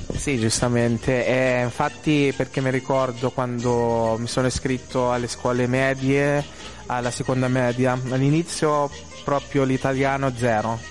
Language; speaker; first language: Italian; non-native, fluent; Filipino